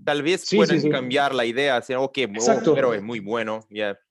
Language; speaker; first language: Spanish; non-native, learner; Portuguese